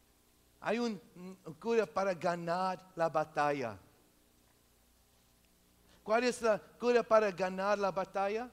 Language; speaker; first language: Spanish; non-native, local second language; English